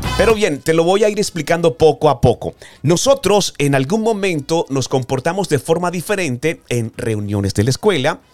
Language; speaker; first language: Spanish; native; Spanish